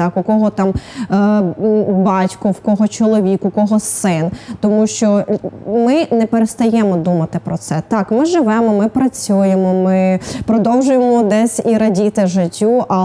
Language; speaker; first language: Ukrainian; native; Ukrainian